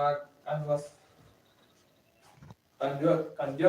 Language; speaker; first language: English; non-native, learner; Pashto